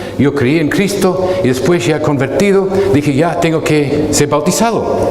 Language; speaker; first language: Spanish; non-native, fluent; English